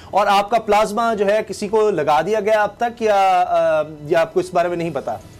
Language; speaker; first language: Urdu; native; Urdu